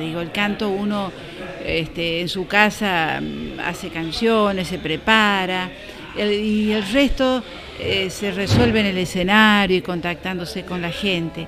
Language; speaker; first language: Spanish; native; Spanish